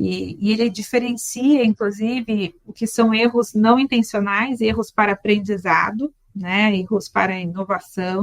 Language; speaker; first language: Portuguese; native; Portuguese